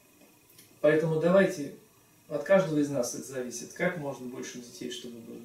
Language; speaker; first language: Russian; native; Russian